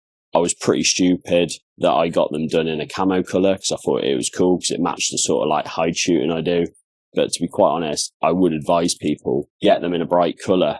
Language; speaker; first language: English; native; English